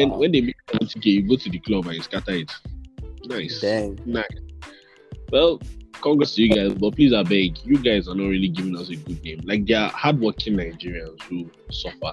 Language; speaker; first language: English; non-native, local second language; Yoruba